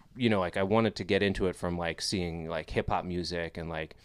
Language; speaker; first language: English; native; English